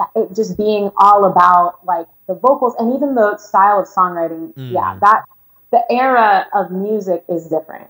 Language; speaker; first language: English; native; English